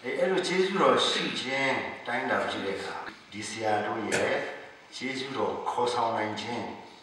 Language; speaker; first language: Burmese; non-native, local second language; Hakha Chin